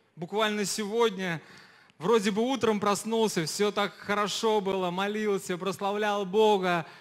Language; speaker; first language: Russian; native; Russian